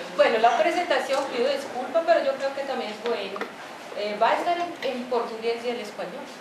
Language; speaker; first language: Spanish; non-native, fluent; Portuguese